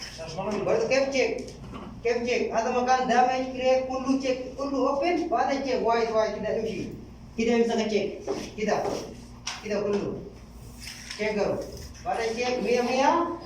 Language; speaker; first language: Arabic; non-native, learner; Hindi